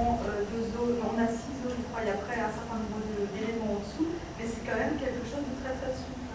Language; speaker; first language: French; native; French